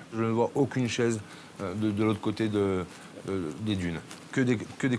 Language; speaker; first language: French; native; French